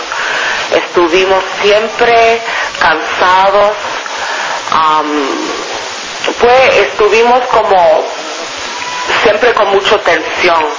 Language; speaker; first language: Spanish; non-native, fluent; English